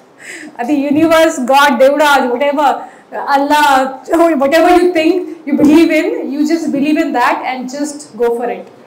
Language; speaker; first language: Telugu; non-native, learner; Hindi